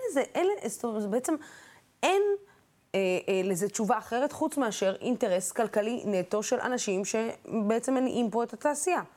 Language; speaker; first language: Hebrew; non-native, local second language; Arabic